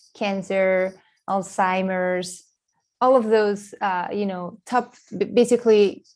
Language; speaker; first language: English; non-native, fluent; Spanish